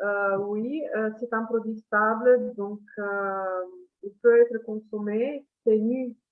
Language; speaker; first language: French; non-native, fluent; Italian